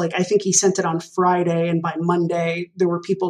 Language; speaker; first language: English; native; English